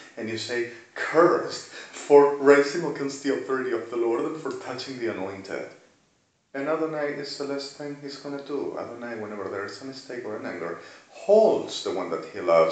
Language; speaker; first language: English; non-native, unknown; Spanish